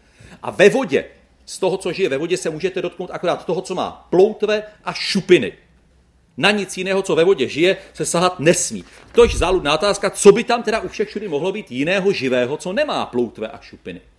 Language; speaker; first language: Czech; native; Czech